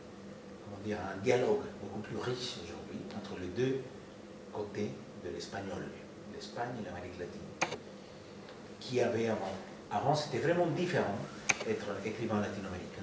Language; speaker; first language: French; non-native, fluent; Spanish